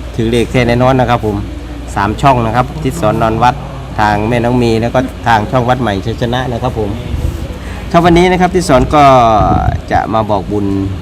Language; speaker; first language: Thai; native; Thai